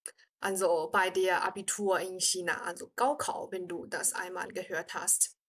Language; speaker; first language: German; non-native, fluent; Chinese